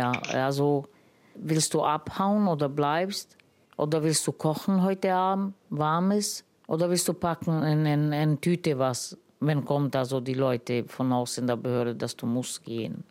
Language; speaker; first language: German; non-native, learner; Romany